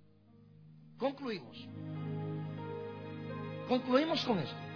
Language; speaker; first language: Spanish; native; Spanish